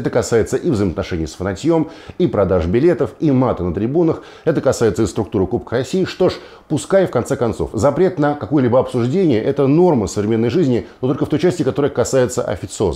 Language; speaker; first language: Russian; native; Russian